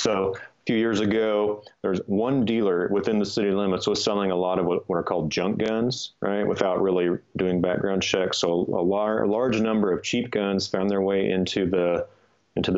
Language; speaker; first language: English; native; English